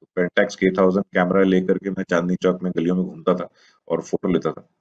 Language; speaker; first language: Hindi; native; Hindi